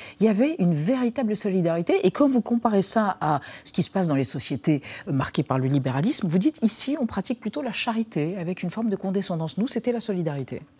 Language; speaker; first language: French; native; French